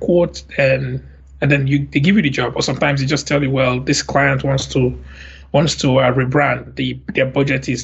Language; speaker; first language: English; non-native, local second language; Igbo